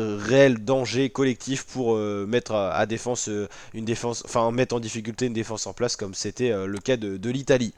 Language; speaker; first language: French; native; French